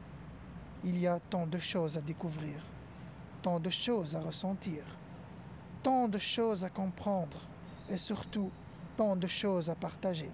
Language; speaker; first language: French; non-native, local second language; Arabic